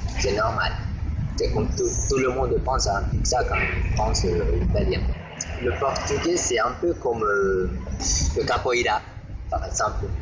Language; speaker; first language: French; non-native, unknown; Spanish